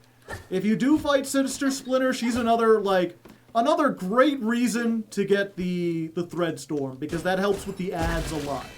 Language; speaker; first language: English; native; English